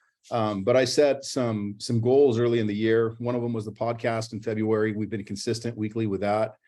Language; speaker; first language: English; native; English